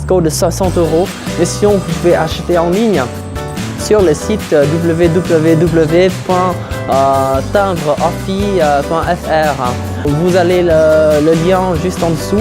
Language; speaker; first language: French; non-native, fluent; Vietnamese